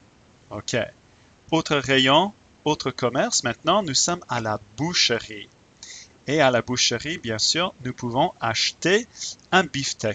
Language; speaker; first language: French; non-native, fluent; English